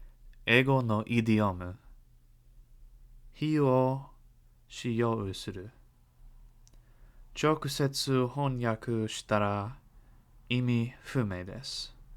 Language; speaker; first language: Japanese; non-native, learner; English